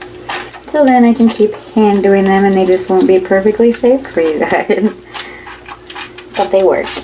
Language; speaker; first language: English; native; English